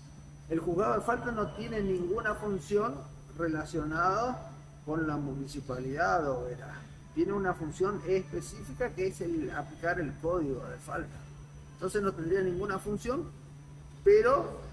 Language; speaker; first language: Spanish; native; Spanish